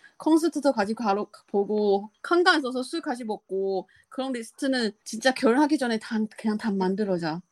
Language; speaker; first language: Korean; non-native, learner; Chinese